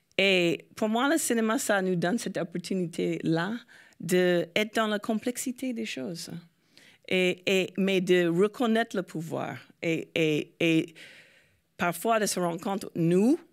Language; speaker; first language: French; non-native, fluent; English